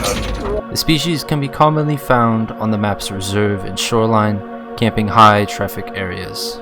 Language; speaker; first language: English; native; English